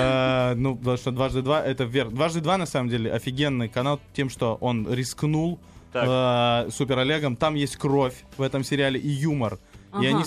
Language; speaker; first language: Russian; native; Russian